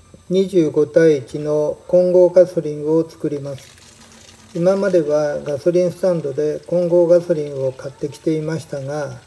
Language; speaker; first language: Japanese; native; Japanese